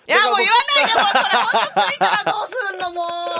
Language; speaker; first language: Japanese; native; Japanese